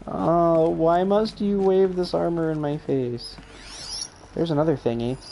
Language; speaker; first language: English; native; English